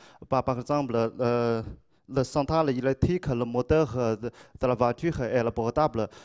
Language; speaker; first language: French; non-native, learner; Chinese